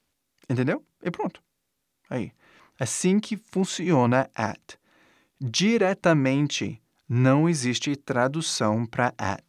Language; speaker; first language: Portuguese; non-native, fluent; English